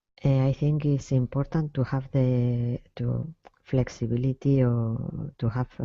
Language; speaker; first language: English; non-native, learner; Spanish